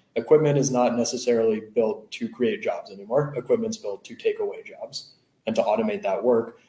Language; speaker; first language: English; native; English